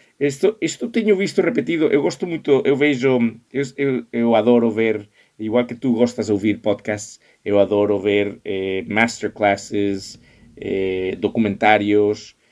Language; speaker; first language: Portuguese; non-native, fluent; Spanish